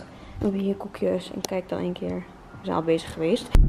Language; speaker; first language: Dutch; native; Dutch